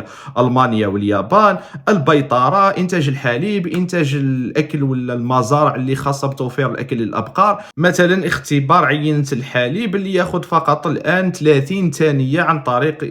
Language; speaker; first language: Arabic; native; Arabic